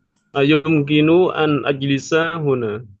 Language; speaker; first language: Arabic; non-native, learner; Indonesian